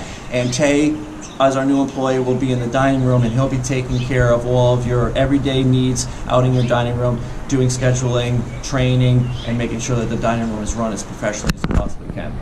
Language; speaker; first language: English; native; English